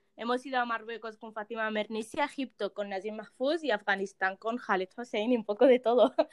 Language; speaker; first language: Spanish; early bilingual, other home language; Arabic